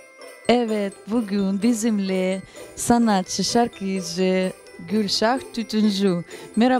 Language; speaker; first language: Turkish; non-native, learner; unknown